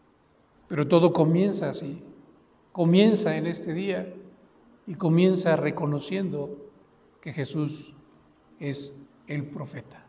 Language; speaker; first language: Spanish; native; Spanish